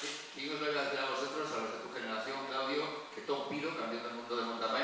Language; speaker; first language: Spanish; native; Spanish